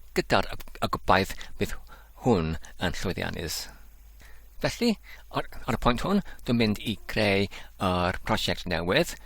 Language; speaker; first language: Welsh; non-native, learner; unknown